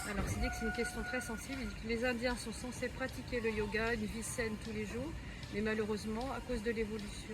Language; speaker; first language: French; native; French